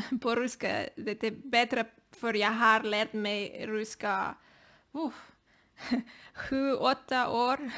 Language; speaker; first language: Swedish; non-native, learner; Spanish